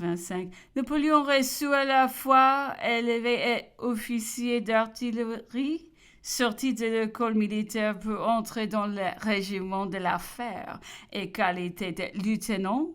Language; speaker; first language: French; non-native, learner; English